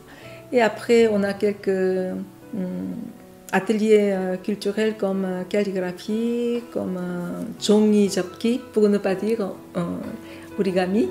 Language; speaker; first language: French; non-native, fluent; Korean